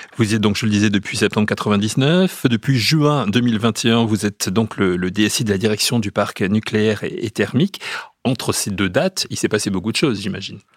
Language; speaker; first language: French; native; French